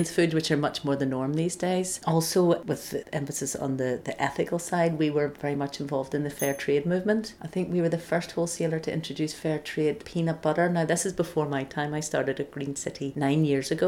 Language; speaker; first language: English; native; English